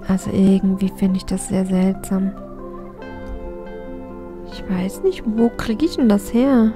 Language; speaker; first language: German; native; German